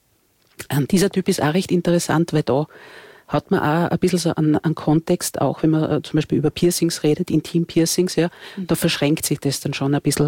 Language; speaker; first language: German; native; German